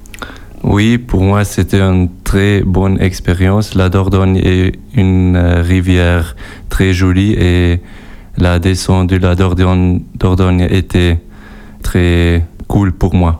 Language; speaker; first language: French; non-native, learner; German